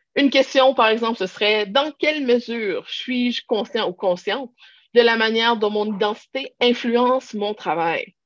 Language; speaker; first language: French; native; French